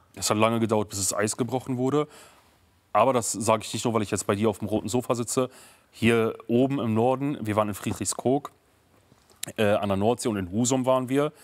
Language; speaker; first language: German; early bilingual, other home language; Kurdish